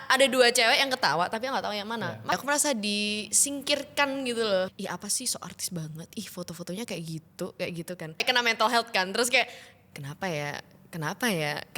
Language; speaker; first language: Indonesian; native; Indonesian